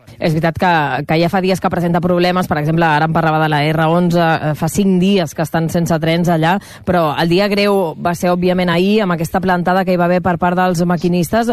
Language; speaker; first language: Catalan; native; Catalan